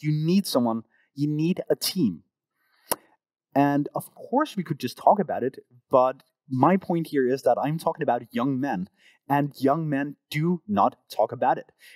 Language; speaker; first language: English; non-native, fluent; Danish